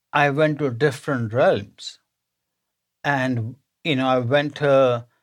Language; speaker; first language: English; non-native, local second language; Punjabi